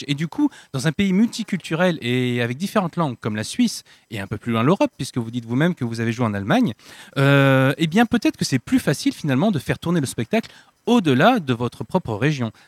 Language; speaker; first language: French; native; French